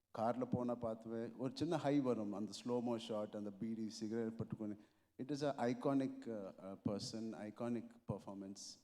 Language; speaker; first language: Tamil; non-native, local second language; Telugu